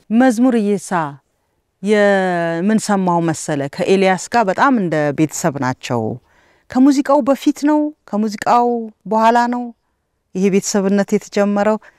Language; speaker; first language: Amharic; native; Amharic